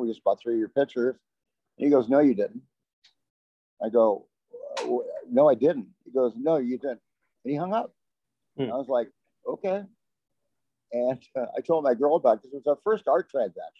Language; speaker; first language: English; native; English